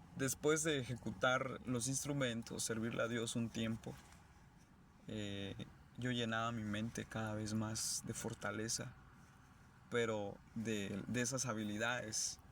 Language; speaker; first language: Spanish; non-native, local second language; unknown